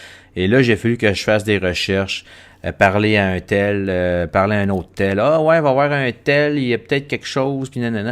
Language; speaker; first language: French; native; French